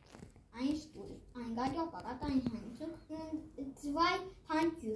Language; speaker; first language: German; non-native, learner; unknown